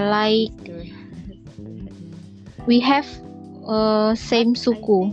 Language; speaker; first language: English; non-native, learner; Indonesian